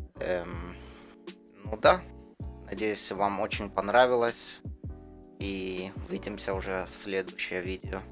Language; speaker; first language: Russian; early bilingual, heritage; Russian